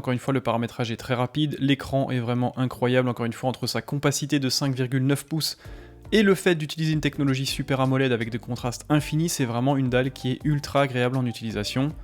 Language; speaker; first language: French; native; French